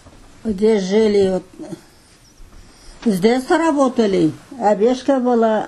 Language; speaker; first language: Russian; non-native, local second language; Kazakh